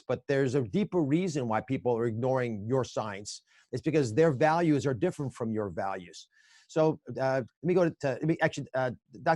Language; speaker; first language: English; native; English